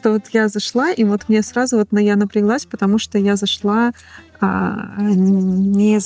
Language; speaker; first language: Russian; native; Russian